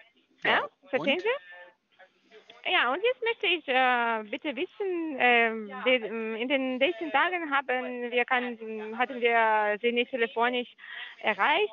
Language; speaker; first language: German; non-native, learner; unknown